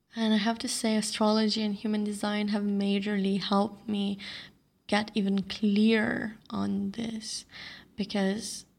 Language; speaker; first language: English; non-native, fluent; Slovenian